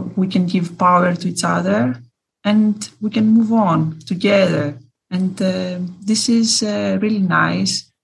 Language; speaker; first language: English; non-native, fluent; Greek